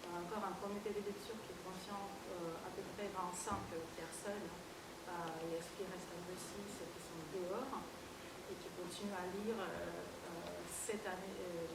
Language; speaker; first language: French; non-native, fluent; Russian